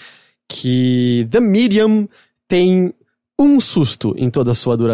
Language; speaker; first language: Portuguese; native; Portuguese